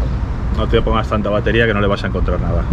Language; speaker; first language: Spanish; native; Spanish